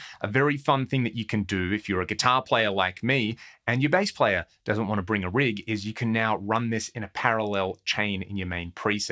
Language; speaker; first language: English; native; English